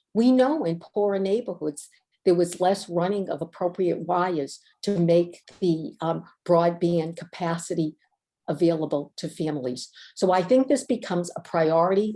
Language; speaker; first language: English; native; English